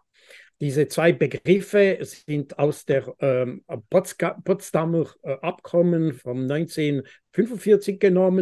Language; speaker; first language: German; non-native, fluent; French